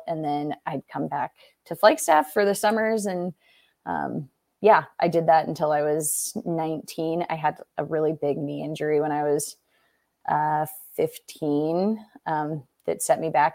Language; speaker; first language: English; native; English